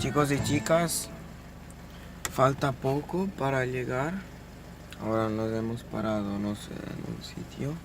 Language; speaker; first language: Spanish; non-native, local second language; Catalan